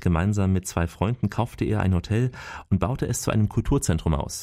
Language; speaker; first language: German; native; German